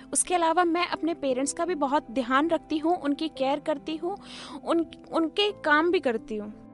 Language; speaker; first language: Hindi; native; Hindi